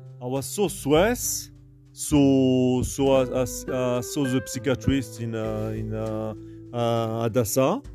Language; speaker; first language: English; non-native, learner; French